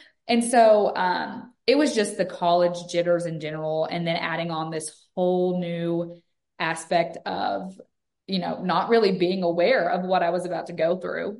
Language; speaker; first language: English; native; English